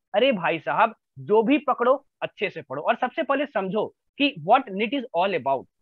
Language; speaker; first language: Hindi; native; Hindi